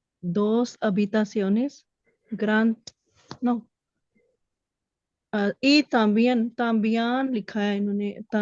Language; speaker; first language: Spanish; non-native, learner; Urdu